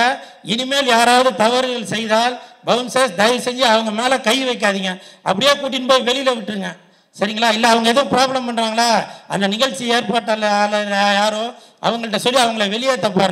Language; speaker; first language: Tamil; native; Tamil